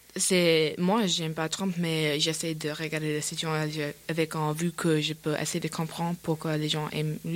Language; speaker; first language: French; non-native, learner; English